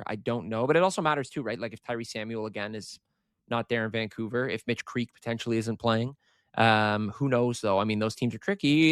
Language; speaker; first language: English; native; English